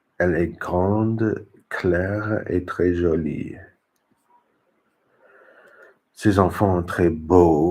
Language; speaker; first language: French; non-native, learner; English